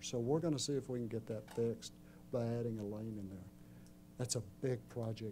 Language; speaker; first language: English; native; English